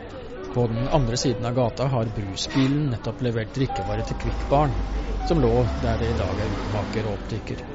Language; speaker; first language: Norwegian; native; Norwegian